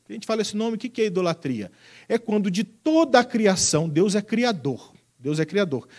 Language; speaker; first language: Portuguese; native; Portuguese